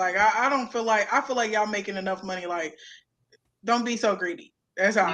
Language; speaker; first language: English; native; English